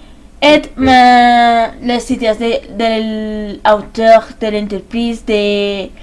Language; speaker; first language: French; non-native, learner; Spanish